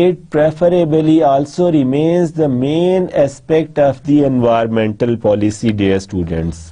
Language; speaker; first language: English; non-native, local second language; Urdu